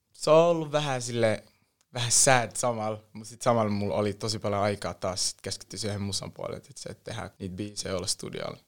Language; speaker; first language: Finnish; early bilingual, other home language; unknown